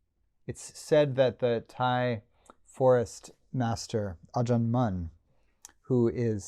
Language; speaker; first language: English; native; English